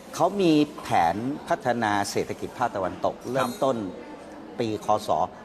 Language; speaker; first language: Thai; native; Thai